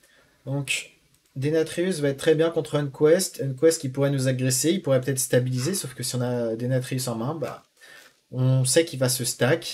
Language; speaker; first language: French; native; French